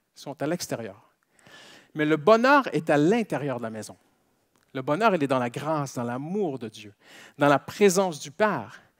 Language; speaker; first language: French; native; French